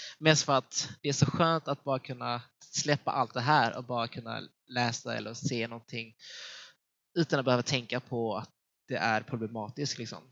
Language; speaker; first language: Swedish; early bilingual, other home language; Vietnamese